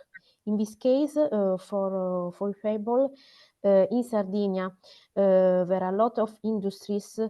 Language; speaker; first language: English; non-native, learner; Italian